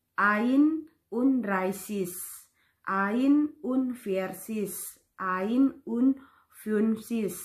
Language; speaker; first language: German; non-native, learner; Indonesian